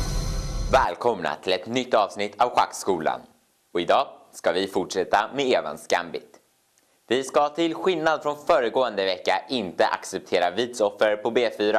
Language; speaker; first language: Swedish; native; Swedish